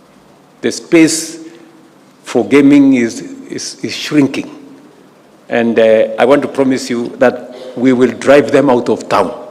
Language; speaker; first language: English; non-native, local second language; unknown